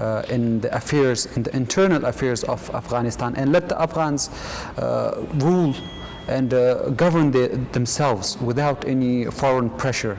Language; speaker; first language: English; non-native, fluent; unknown